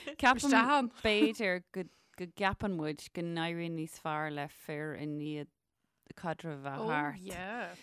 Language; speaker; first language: Irish; native; Irish